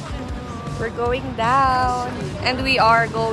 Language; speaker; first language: English; non-native, local second language; Filipino